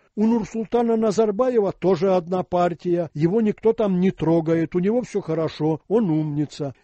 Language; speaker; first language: Russian; non-native, local second language; Ukrainian